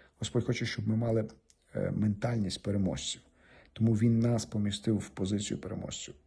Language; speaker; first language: Ukrainian; native; Ukrainian